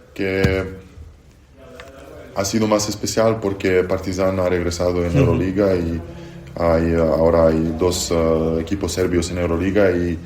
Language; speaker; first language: Spanish; non-native, fluent; Serbian